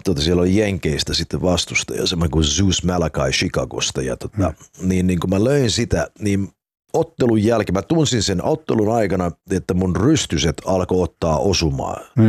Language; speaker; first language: Finnish; early bilingual, heritage; Finnish